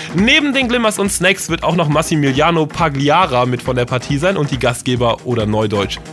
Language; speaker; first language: German; native; German